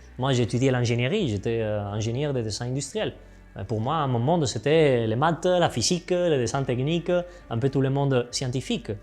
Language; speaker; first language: French; non-native, fluent; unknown